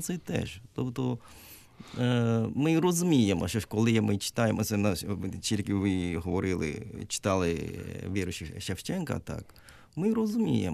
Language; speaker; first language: Ukrainian; non-native, learner; Japanese